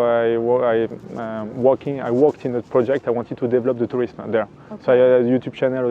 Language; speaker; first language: English; non-native, fluent; French